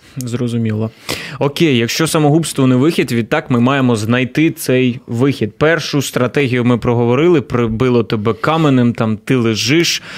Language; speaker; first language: Ukrainian; native; Ukrainian